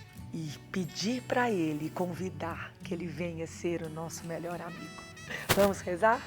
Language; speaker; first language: Portuguese; native; Portuguese